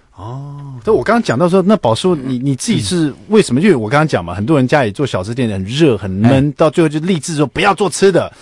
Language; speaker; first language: Chinese; native; Chinese